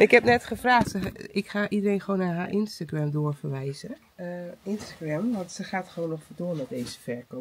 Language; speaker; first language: Dutch; native; Dutch